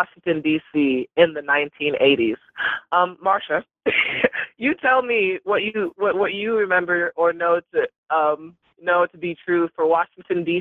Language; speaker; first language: English; native; English